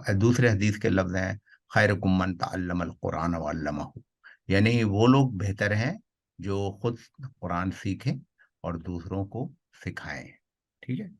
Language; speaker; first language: Urdu; native; Urdu